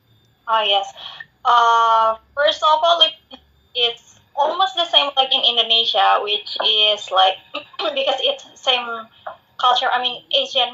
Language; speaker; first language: English; non-native, fluent; Indonesian